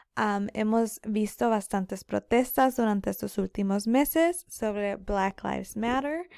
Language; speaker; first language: Spanish; early bilingual, other home language; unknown